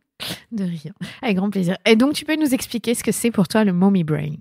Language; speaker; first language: French; native; French